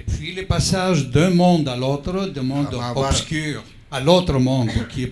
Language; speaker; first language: French; non-native, fluent; Greek